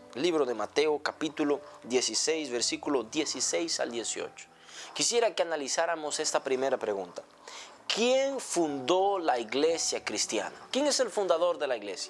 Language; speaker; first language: Spanish; native; Spanish